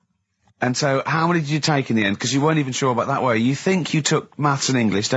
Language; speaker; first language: English; native; English